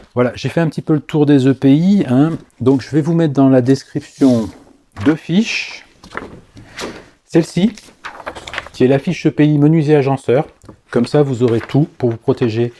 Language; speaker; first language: French; native; French